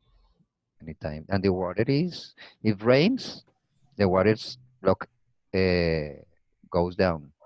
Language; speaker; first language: English; non-native, learner; Spanish